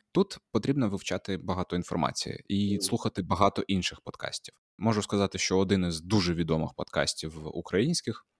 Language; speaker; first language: Ukrainian; non-native, local second language; Russian